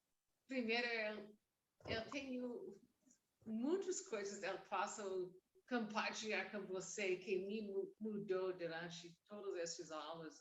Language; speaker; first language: Portuguese; non-native, learner; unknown